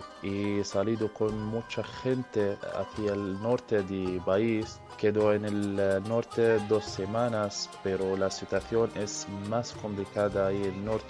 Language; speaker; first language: Spanish; early bilingual, other home language; Arabic